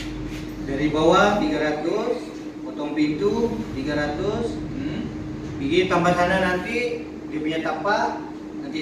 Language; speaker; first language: Malay; native; Malay